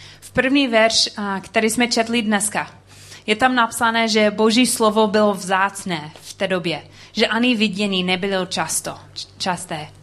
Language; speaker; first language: Czech; non-native, learner; English